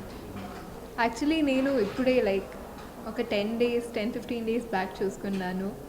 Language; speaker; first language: Telugu; non-native, local second language; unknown